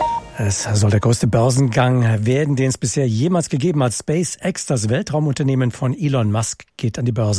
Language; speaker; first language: German; native; German